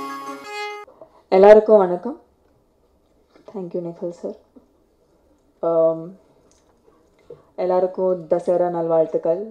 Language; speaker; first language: Tamil; non-native, fluent; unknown